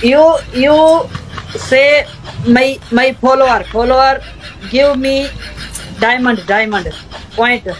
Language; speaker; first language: English; non-native, learner; Urdu